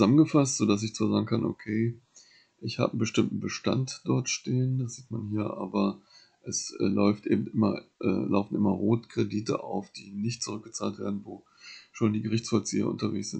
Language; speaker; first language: German; native; German